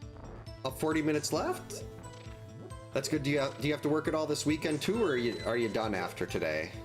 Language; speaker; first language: English; native; English